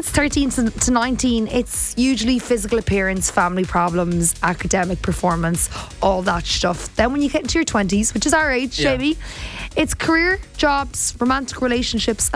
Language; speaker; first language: English; native; English